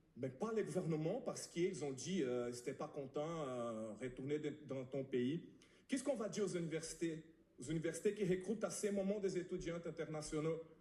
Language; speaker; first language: French; non-native, fluent; Portuguese